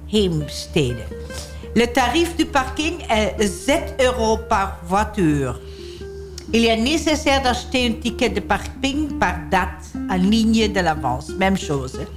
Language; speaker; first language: French; non-native, learner; Dutch